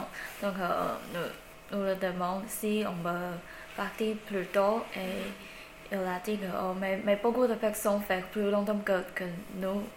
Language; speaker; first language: French; non-native, learner; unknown